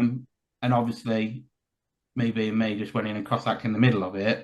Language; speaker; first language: English; native; English